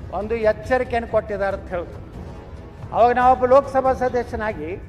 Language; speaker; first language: Kannada; native; Kannada